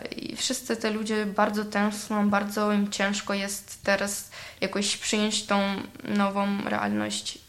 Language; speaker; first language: Polish; non-native, learner; Ukrainian